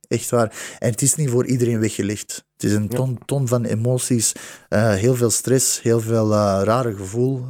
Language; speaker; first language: Dutch; early bilingual, other home language; Bosnian